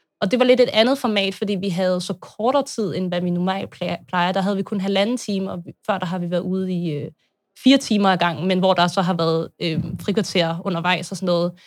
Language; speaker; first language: Danish; native; Danish